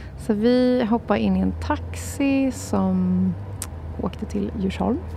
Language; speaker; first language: Swedish; native; Swedish